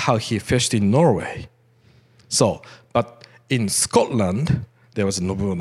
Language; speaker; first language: English; non-native, fluent; Japanese